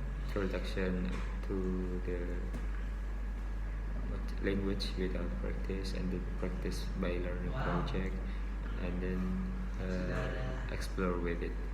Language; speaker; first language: English; non-native, local second language; Indonesian